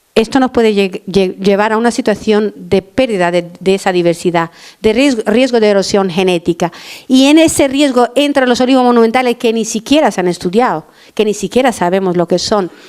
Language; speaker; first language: Spanish; non-native, fluent; Albanian